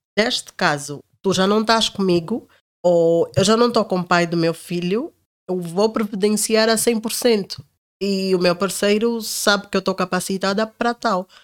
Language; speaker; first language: Portuguese; native; Portuguese